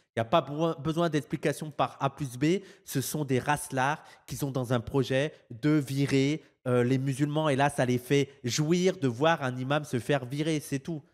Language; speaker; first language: French; native; French